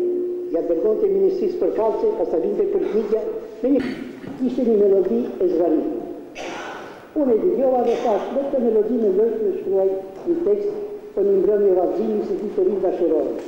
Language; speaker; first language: Albanian; native; Albanian